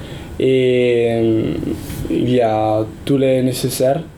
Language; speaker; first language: French; non-native, learner; Italian